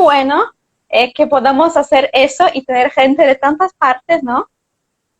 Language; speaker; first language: Spanish; non-native, fluent; Portuguese